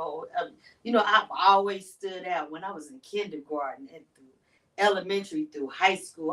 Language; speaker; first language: English; native; English